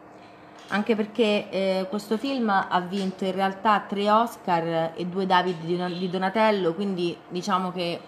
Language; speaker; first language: Italian; native; Italian